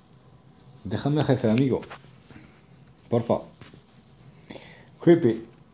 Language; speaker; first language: Spanish; non-native, learner; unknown